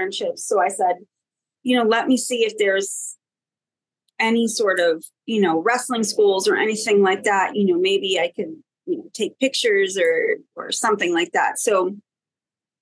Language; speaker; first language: English; native; English